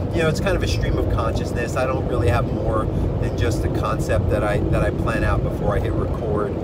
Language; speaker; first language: English; native; English